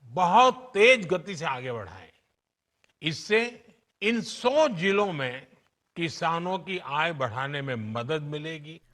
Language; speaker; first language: Hindi; non-native, local second language; Gujarati